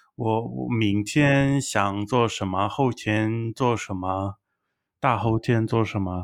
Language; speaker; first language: Chinese; non-native, learner; English